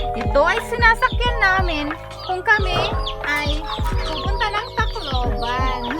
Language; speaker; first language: Filipino; non-native, local second language; Waray